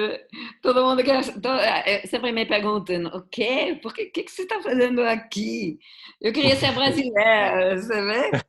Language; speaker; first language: Portuguese; non-native, fluent; German